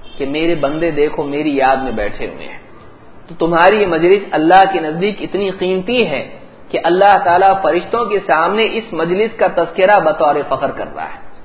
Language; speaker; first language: Urdu; native; Urdu